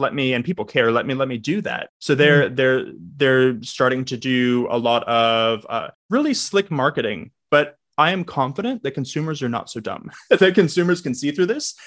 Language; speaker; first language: English; native; English